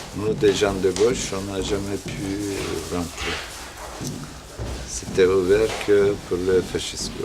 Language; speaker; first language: French; non-native, learner; Turkish